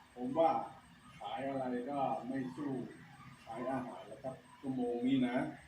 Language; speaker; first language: Thai; native; Thai